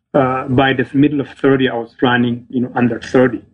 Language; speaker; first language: English; non-native, fluent; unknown